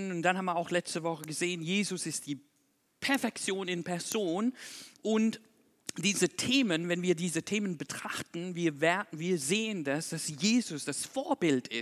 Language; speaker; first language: German; non-native, fluent; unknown